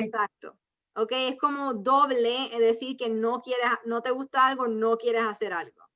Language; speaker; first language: Spanish; early bilingual, heritage; Spanish